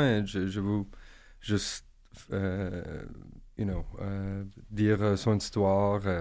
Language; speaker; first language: French; non-native, learner; Persian